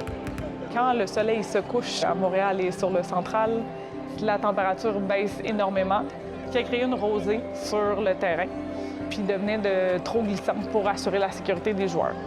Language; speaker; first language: French; native; French